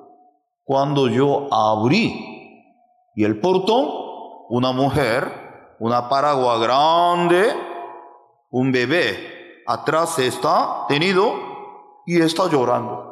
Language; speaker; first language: Spanish; non-native, fluent; Korean